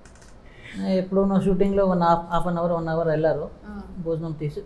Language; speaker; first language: Telugu; non-native, local second language; Kannada